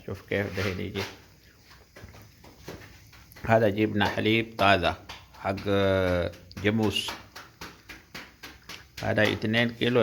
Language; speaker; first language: Arabic; non-native, learner; Urdu